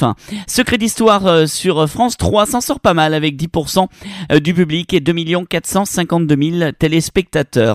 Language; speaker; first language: French; native; French